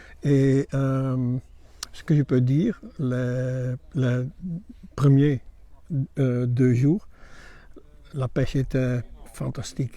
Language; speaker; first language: French; non-native, learner; Dutch